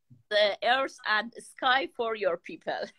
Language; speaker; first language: English; non-native, learner; Persian